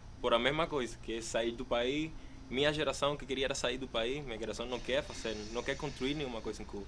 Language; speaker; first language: Portuguese; non-native, fluent; Spanish